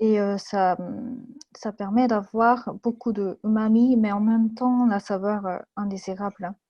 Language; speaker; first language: French; non-native, fluent; Japanese